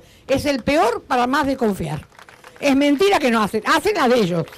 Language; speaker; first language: Spanish; native; Spanish